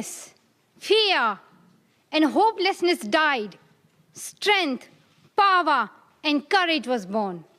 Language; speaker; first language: English; non-native, local second language; Pashto